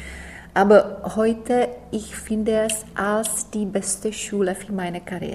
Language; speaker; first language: German; non-native, fluent; Czech